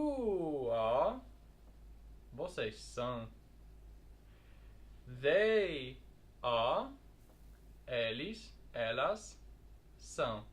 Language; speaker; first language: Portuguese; non-native, fluent; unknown